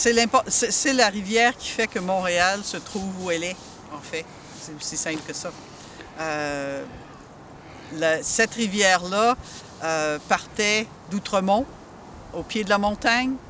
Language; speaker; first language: French; native; French